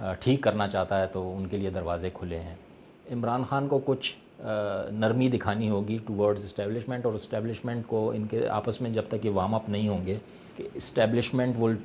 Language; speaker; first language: Urdu; native; Urdu